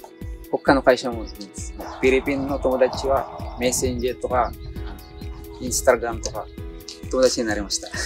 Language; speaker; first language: Japanese; non-native, learner; Filipino